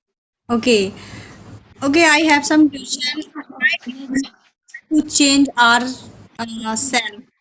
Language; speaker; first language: English; non-native, learner; Hindi